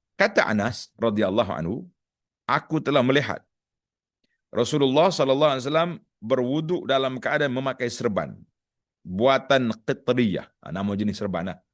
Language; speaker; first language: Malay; native; Malay